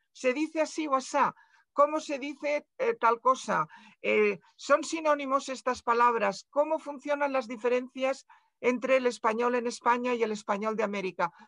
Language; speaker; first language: Spanish; non-native, local second language; Catalan